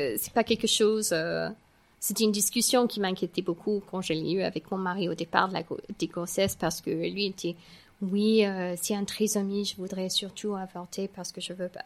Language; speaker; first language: French; non-native, fluent; English